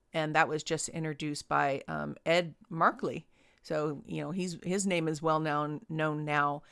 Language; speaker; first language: English; native; English